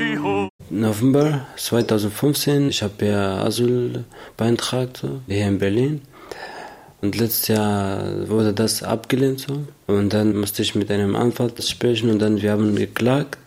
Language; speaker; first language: German; non-native, learner; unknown